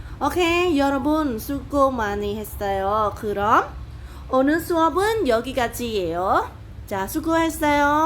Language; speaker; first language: Korean; non-native, fluent; Khmer